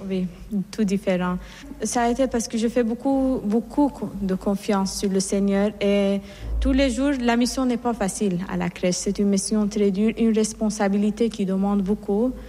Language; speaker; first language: French; non-native, learner; Persian